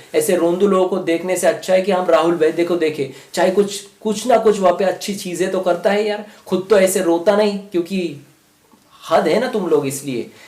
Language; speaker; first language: Hindi; non-native, local second language; Marathi